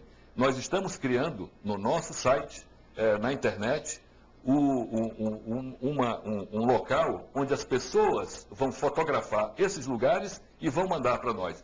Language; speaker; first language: Portuguese; native; Portuguese